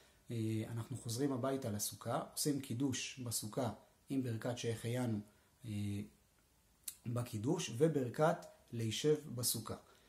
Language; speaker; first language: Hebrew; native; Hebrew